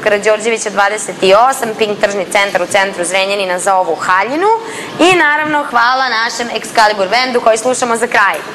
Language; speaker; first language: Croatian; native; Croatian